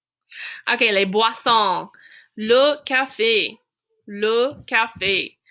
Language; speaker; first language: French; non-native, fluent; English